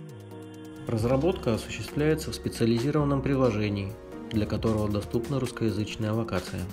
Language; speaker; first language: Russian; native; Russian